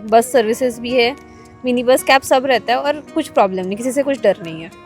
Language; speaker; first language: Hindi; native; Hindi